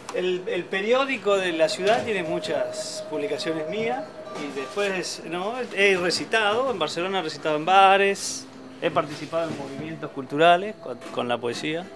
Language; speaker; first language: Spanish; native; Spanish